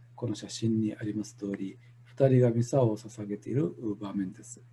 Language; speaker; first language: Japanese; non-native, fluent; Malayalam